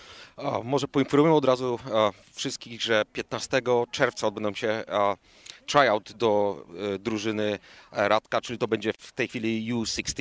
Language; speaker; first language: Polish; native; Polish